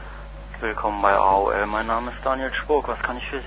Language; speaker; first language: German; native; German